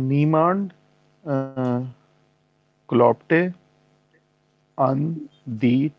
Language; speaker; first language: German; non-native, learner; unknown